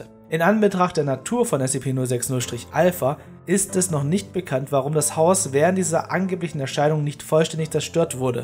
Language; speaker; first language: German; native; German